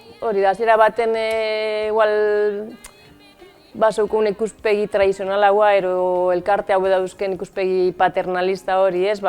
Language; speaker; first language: Basque; native; Basque